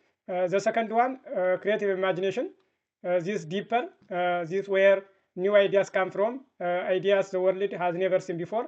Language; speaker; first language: English; non-native, fluent; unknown